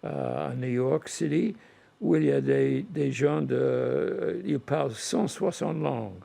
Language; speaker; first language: French; non-native, fluent; English